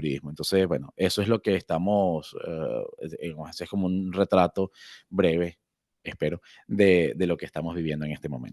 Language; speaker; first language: Spanish; native; Spanish